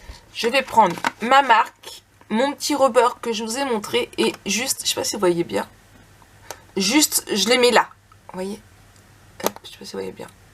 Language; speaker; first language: French; native; French